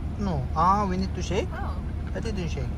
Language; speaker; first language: English; non-native, learner; Korean